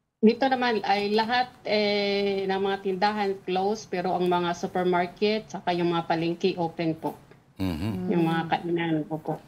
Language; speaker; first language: Filipino; non-native, local second language; Cebuano